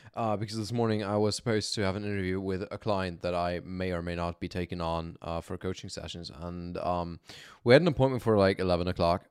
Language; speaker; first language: English; non-native, fluent; German